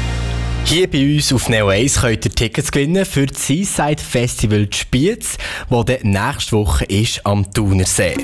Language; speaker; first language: German; native; German